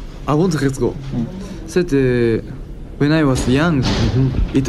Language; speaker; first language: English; non-native, learner; Japanese